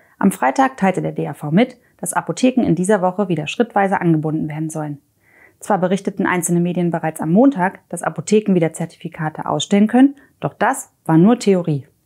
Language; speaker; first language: German; native; German